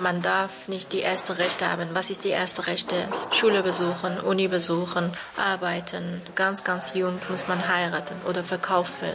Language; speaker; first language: German; non-native, fluent; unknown